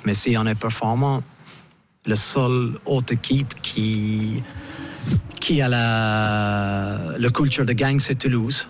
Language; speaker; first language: French; non-native, fluent; English